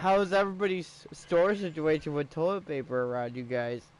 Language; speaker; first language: English; native; English